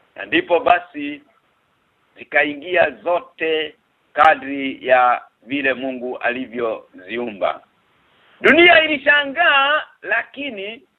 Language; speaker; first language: Swahili; native; Swahili